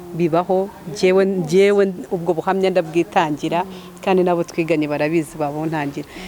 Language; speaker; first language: Kinyarwanda; early bilingual, heritage; Kinyarwanda